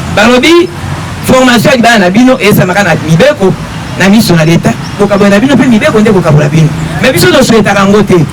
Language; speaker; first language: Lingala; native; Lingala